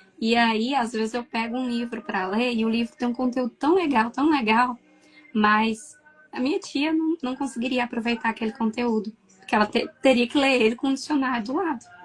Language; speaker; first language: Portuguese; native; Portuguese